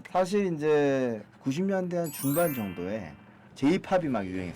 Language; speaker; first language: Korean; native; Korean